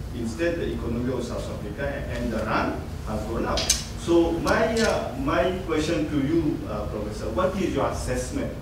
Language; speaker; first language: English; non-native, fluent; Morisyen